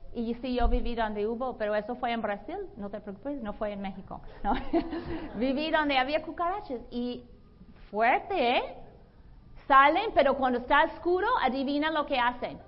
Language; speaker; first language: Spanish; non-native, fluent; English